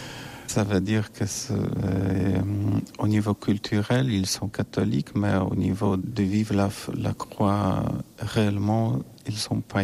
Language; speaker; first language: French; non-native, fluent; Polish